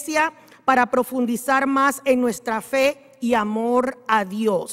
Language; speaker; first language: Spanish; native; Spanish